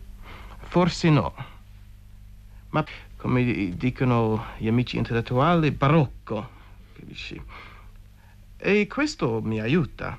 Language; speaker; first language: Italian; non-native, fluent; English